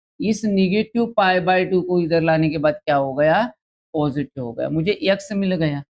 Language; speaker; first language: Hindi; non-native, local second language; Marathi